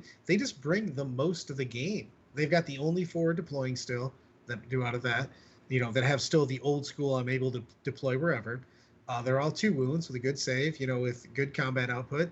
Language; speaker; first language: English; native; English